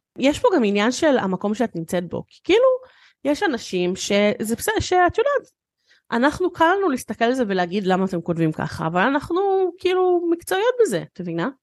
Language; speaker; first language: Hebrew; native; Hebrew